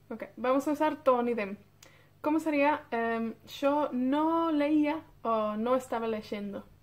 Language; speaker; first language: Spanish; non-native, fluent; Welsh